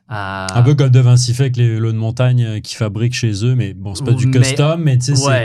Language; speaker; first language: French; native; French